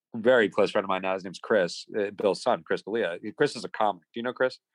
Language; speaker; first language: English; native; English